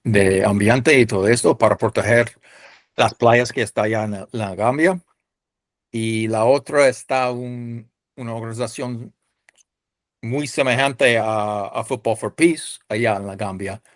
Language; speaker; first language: Spanish; non-native, fluent; English